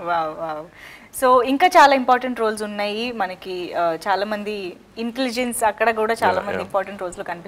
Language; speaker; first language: Telugu; native; Telugu